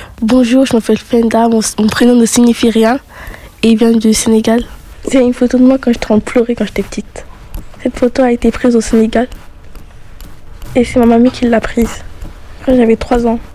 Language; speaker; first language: French; early bilingual, other home language; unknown